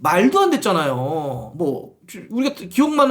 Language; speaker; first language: Korean; native; Korean